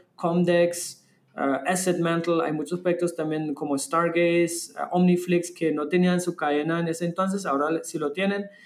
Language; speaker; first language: Spanish; non-native, fluent; German